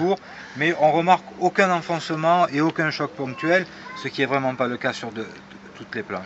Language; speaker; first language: French; native; French